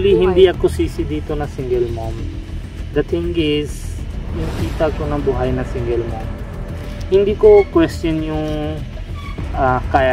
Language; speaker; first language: Filipino; non-native, learner; Punjabi